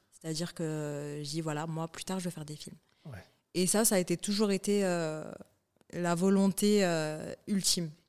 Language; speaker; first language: French; early bilingual, other home language; Arabic